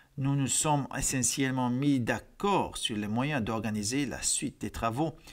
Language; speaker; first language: French; non-native, fluent; Hungarian